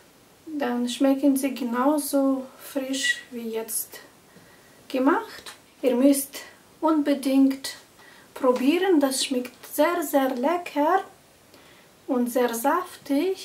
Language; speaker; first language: German; non-native, fluent; Russian